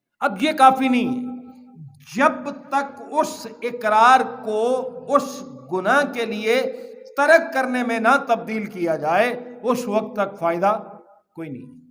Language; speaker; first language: Urdu; non-native, local second language; Punjabi